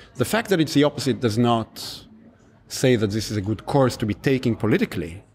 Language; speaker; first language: English; non-native, fluent; Hebrew